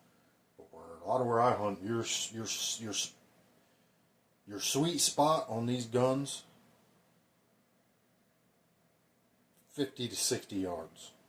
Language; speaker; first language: English; native; English